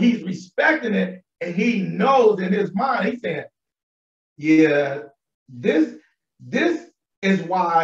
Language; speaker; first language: English; native; English